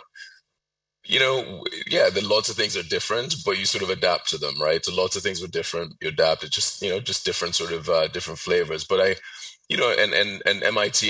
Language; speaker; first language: English; non-native, local second language; Yoruba